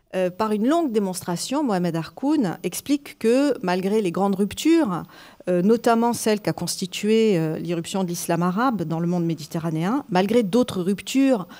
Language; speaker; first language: French; native; French